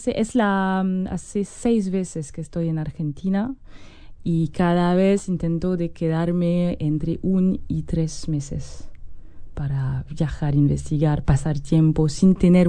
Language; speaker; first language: Spanish; non-native, fluent; French